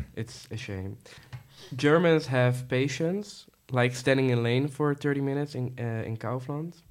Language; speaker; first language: English; non-native, fluent; Dutch